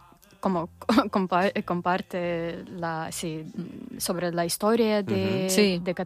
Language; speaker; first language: Spanish; non-native, fluent; Russian